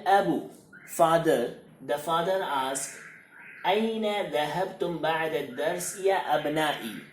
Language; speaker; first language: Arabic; non-native, fluent; Hindi